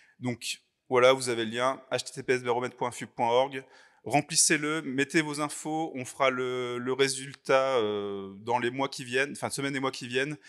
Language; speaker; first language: French; native; French